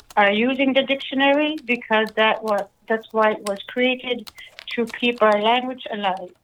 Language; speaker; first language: English; non-native, fluent; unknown